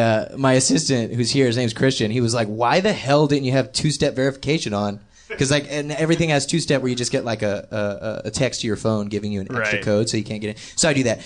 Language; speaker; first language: English; native; English